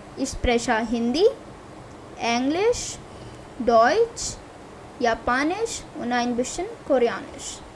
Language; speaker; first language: German; non-native, fluent; Hindi